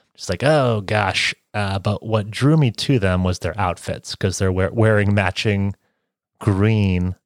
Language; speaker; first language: English; early bilingual, other home language; Romanian